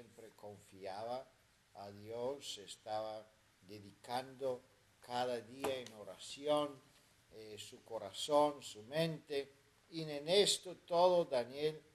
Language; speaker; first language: Spanish; non-native, fluent; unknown